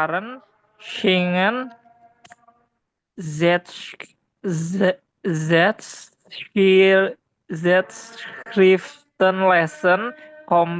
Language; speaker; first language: German; non-native, learner; Indonesian